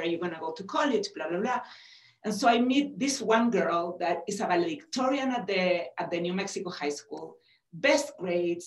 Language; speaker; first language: English; non-native, fluent; Spanish